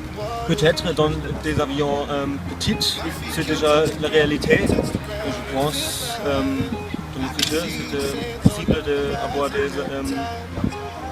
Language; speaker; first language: French; non-native, fluent; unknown